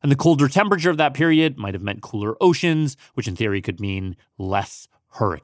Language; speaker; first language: English; native; English